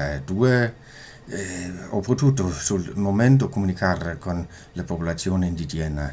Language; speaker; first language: Italian; non-native, fluent; Danish